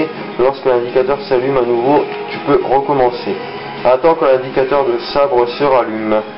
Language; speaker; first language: French; native; French